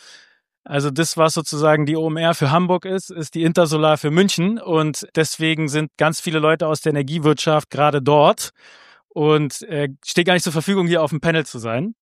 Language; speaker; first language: German; native; German